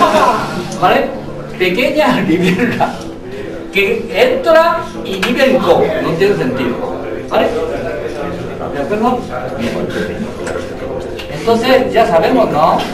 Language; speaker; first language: Spanish; non-native, learner; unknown